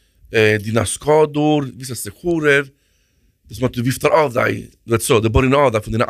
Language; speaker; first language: Swedish; native; Swedish